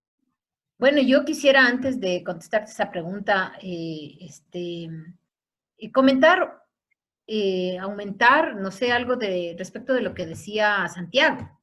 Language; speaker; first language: Spanish; native; Spanish